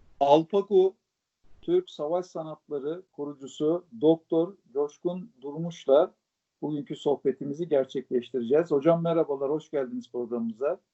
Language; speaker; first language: Turkish; native; Turkish